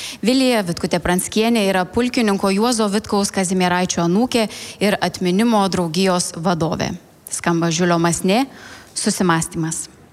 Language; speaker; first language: Lithuanian; native; Lithuanian